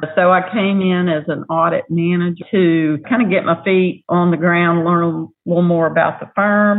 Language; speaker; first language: English; native; English